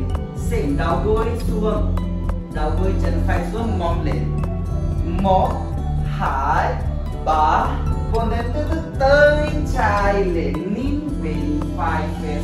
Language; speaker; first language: Vietnamese; non-native, learner; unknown